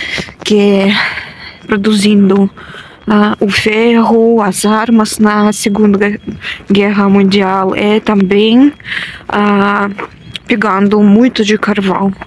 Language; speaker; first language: Portuguese; non-native, learner; Russian